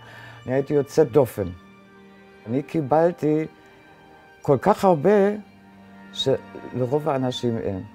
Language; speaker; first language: Hebrew; non-native, fluent; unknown